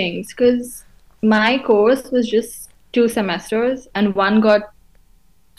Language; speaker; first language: English; non-native, local second language; Hindi